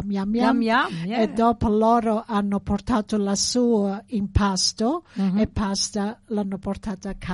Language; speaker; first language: Italian; early bilingual, heritage; English